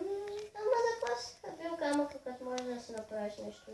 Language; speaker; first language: Bulgarian; native; Bulgarian